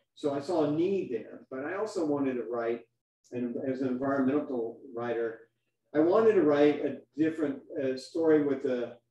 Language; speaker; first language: English; native; English